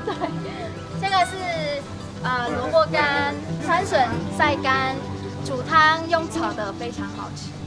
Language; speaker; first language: Chinese; non-native, fluent; Vietnamese